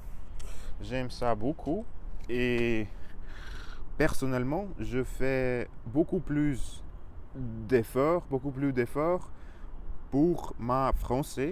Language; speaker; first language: French; non-native, fluent; Russian